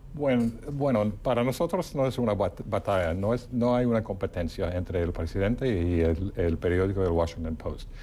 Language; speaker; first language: Spanish; non-native, fluent; English